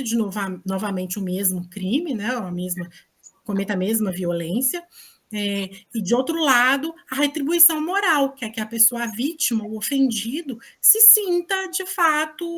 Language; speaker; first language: Portuguese; native; Portuguese